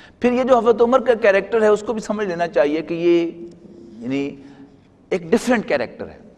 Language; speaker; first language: Urdu; non-native, local second language; Punjabi